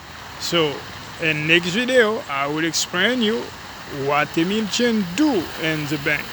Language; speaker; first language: English; non-native, learner; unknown